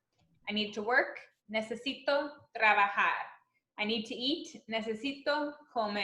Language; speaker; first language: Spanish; non-native, fluent; English